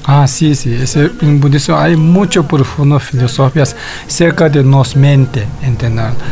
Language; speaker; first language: Spanish; non-native, learner; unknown